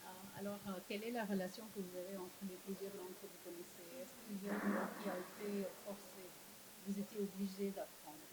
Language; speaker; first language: French; non-native, fluent; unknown